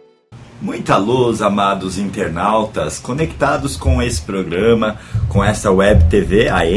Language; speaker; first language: Portuguese; native; Portuguese